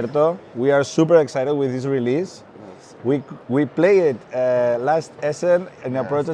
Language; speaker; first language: English; non-native, fluent; Spanish